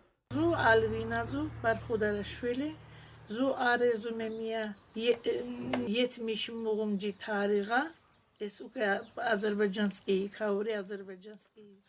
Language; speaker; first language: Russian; non-native, learner; Azerbaijani